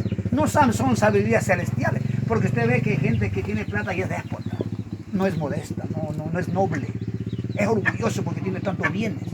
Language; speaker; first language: Spanish; native; Spanish